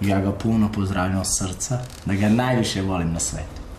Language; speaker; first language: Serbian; non-native, local second language; Romany